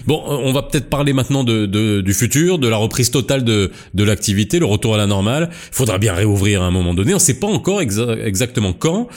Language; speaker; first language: French; non-native, local second language; Arabic